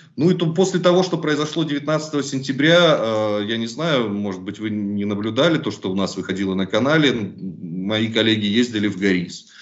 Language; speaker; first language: Russian; native; Russian